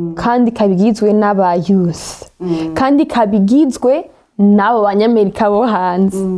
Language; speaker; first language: Rundi; early bilingual, heritage; Rundi